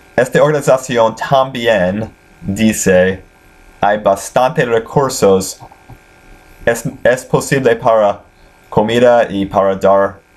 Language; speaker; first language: Spanish; non-native, learner; English